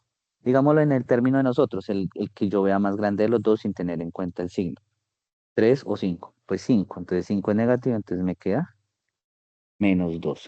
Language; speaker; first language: Spanish; native; Spanish